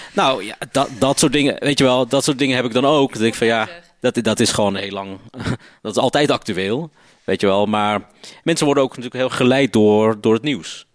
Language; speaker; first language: Dutch; native; Dutch